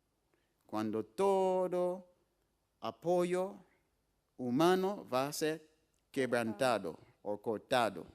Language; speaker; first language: Spanish; non-native, fluent; English